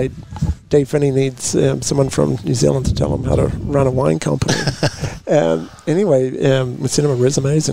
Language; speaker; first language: English; native; English